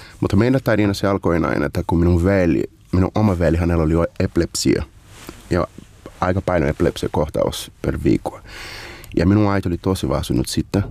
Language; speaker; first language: Finnish; non-native, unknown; Portuguese